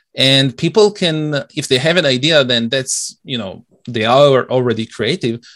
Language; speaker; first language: English; non-native, fluent; Hebrew